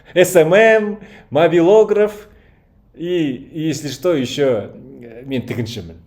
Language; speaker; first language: Russian; non-native, local second language; Kazakh